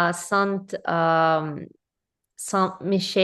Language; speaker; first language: French; non-native, learner; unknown